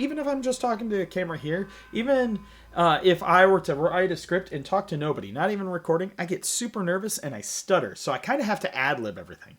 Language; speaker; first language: English; native; English